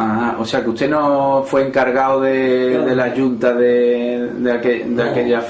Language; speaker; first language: Spanish; native; Spanish